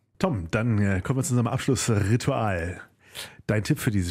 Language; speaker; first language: German; native; German